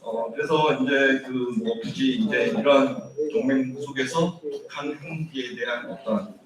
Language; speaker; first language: Korean; native; Korean